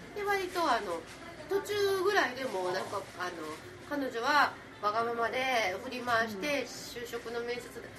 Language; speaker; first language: Japanese; native; Japanese